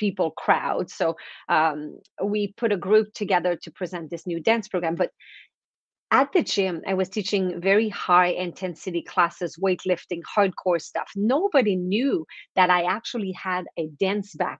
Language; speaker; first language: English; non-native, fluent; French